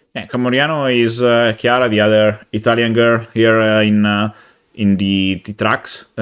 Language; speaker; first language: English; non-native, fluent; Italian